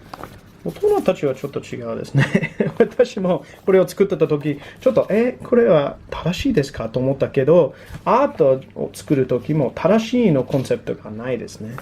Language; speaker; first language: Japanese; non-native, learner; English